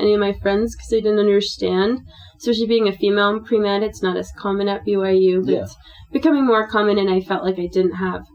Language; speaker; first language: English; native; English